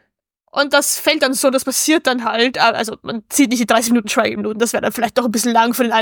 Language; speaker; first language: German; native; German